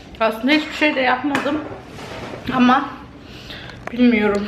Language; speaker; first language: Turkish; early bilingual, heritage; Turkish